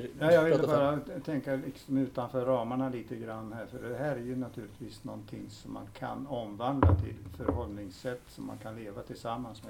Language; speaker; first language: Swedish; native; Swedish